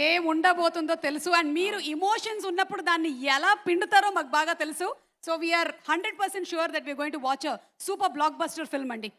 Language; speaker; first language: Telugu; native; Telugu